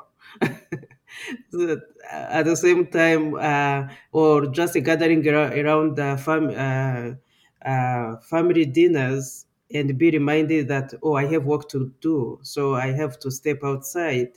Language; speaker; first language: English; non-native, local second language; Kinyarwanda